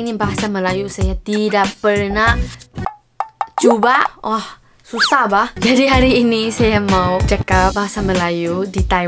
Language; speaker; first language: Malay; non-native, local second language; Chinese